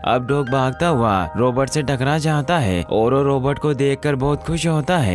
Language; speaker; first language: Hindi; native; Hindi